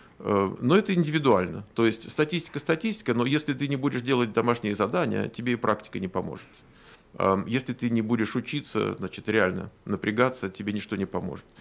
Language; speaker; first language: Russian; native; Russian